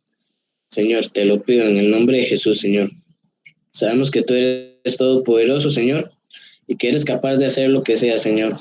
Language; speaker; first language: Spanish; native; Spanish